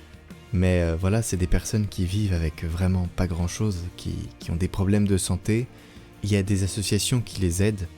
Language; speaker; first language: French; native; French